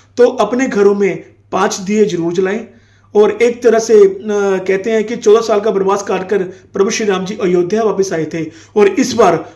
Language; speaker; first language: Hindi; non-native, local second language; Punjabi